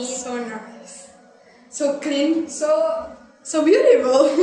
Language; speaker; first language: English; non-native, learner; Indonesian